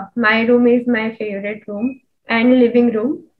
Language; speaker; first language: English; non-native, local second language; Marathi